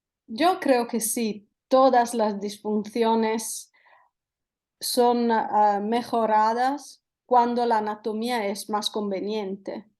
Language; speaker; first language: Spanish; non-native, fluent; Italian